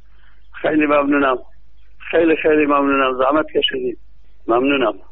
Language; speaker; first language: Persian; non-native, local second language; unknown